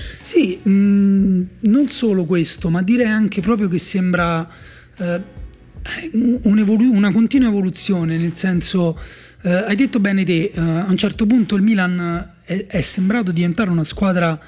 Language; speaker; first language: Italian; native; Italian